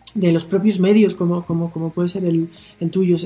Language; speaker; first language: Spanish; native; Spanish